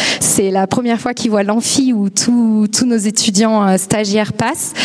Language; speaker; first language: French; native; French